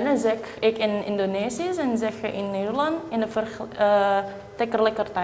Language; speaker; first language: Dutch; non-native, learner; Indonesian